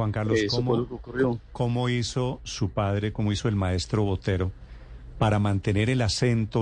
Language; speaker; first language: Spanish; native; Spanish